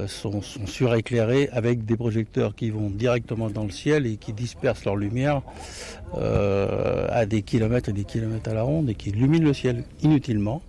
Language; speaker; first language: French; native; French